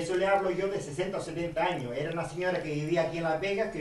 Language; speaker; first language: Spanish; native; Spanish